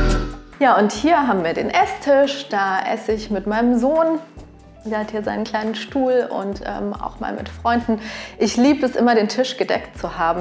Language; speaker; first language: German; native; German